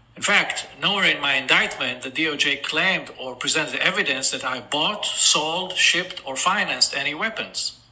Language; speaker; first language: English; non-native, fluent; Hebrew